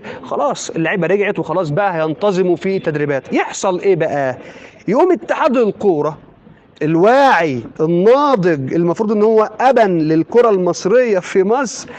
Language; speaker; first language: Arabic; native; Arabic